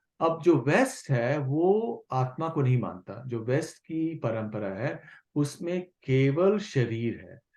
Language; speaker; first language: Hindi; non-native, local second language; Kashmiri